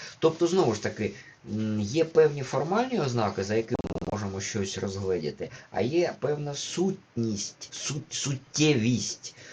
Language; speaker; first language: Ukrainian; non-native, local second language; Russian